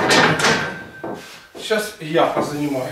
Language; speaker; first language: Russian; native; Russian